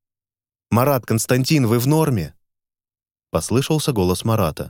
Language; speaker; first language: Russian; native; Russian